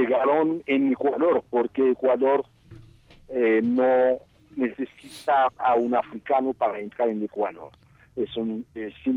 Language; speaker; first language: Spanish; non-native, fluent; Haitian Creole